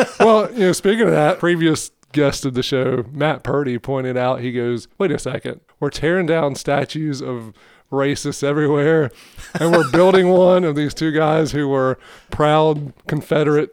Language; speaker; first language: English; native; English